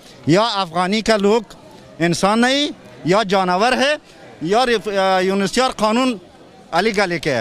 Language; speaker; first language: Hindi; non-native, learner; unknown